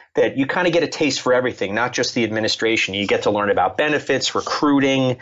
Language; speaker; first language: English; native; English